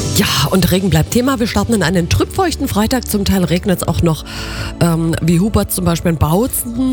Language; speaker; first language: German; native; German